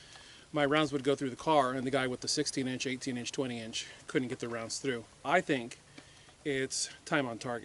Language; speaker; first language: English; native; English